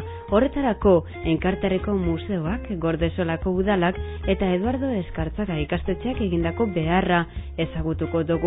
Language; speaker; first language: Basque; native; Basque